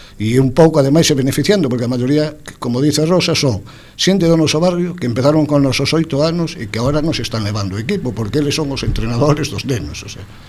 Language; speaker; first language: Galician; non-native, local second language; Spanish